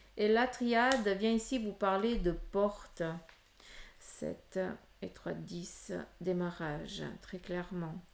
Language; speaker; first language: French; early bilingual, other home language; Portuguese